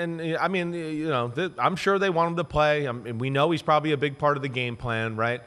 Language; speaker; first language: English; native; English